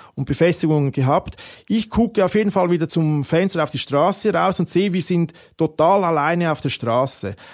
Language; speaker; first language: German; native; German